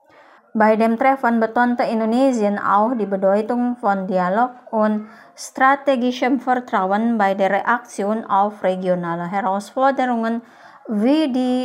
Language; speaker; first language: German; non-native, fluent; Indonesian